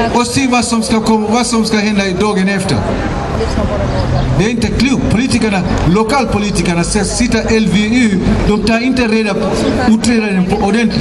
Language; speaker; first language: Swedish; non-native, fluent; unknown